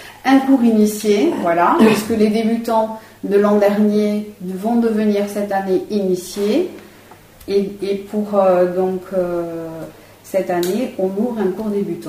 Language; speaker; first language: French; native; French